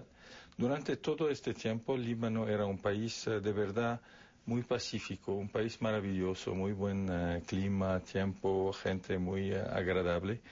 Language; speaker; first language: Spanish; non-native, fluent; Arabic